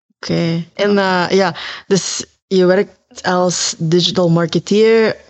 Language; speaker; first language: Dutch; non-native, learner; Filipino